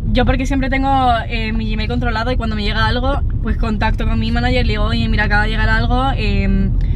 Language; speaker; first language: Spanish; non-native, local second language; German